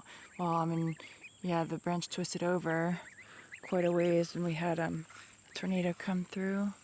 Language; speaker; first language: English; native; English